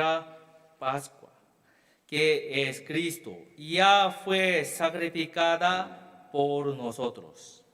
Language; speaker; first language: Spanish; non-native, learner; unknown